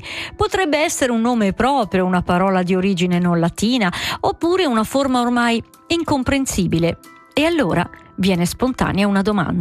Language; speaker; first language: Italian; native; Italian